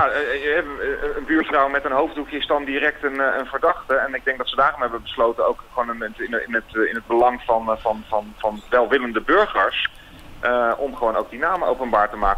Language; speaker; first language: Dutch; native; Dutch